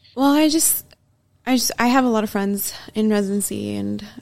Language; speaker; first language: English; early bilingual, other home language; Persian